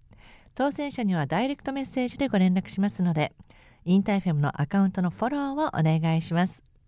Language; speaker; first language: Japanese; native; Japanese